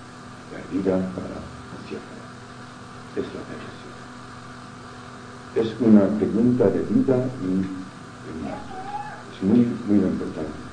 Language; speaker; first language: Spanish; non-native, fluent; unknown